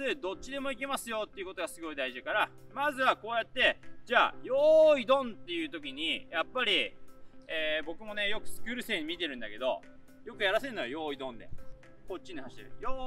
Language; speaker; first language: Japanese; native; Japanese